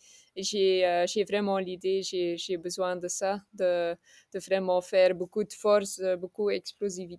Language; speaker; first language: French; non-native, local second language; Dutch